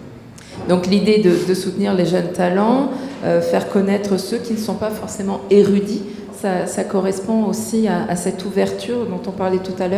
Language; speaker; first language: French; native; French